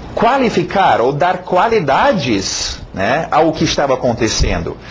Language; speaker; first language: Portuguese; non-native, fluent; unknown